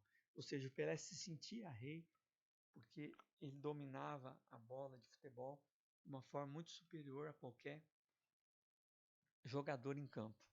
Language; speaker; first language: Portuguese; native; Portuguese